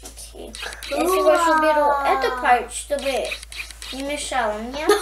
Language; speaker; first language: Russian; early bilingual, heritage; Russian